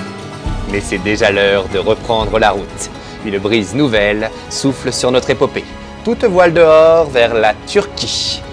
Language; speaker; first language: French; native; French